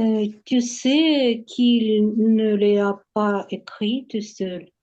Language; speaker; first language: French; non-native, learner; Ukrainian